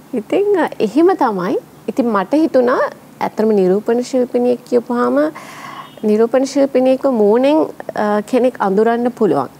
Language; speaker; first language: Sinhala; non-native, local second language; English